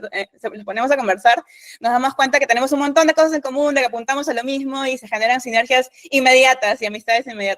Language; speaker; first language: Spanish; native; Spanish